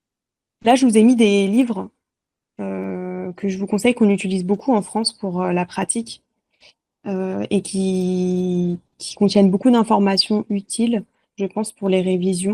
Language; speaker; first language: French; native; French